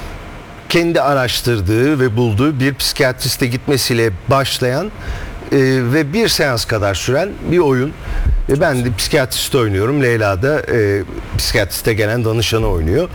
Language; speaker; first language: Turkish; native; Turkish